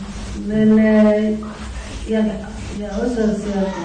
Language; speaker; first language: Danish; non-native, learner; Persian